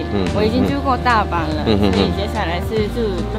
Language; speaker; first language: Chinese; non-native, fluent; Japanese